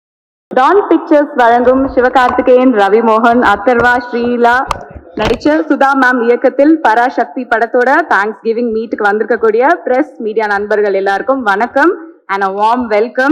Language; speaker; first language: Tamil; native; Tamil